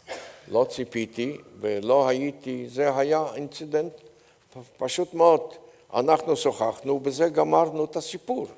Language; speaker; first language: Hebrew; non-native, fluent; Polish